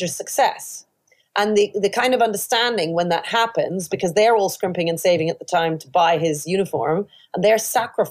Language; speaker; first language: English; native; English